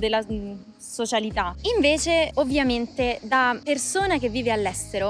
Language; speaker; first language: Italian; native; Italian